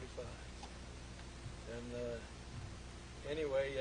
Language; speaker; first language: English; native; English